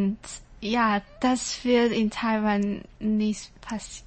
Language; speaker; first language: German; non-native, learner; Chinese